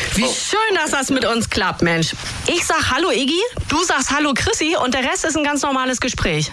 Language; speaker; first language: German; native; German